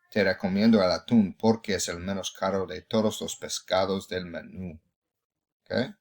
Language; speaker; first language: Spanish; non-native, fluent; English